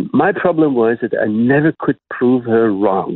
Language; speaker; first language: English; non-native, fluent; German